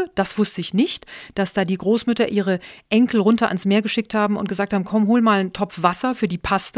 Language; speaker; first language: German; native; German